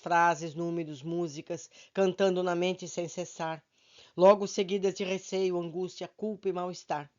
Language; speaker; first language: Portuguese; native; Portuguese